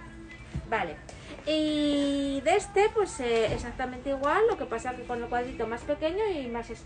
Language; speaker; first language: Spanish; native; Spanish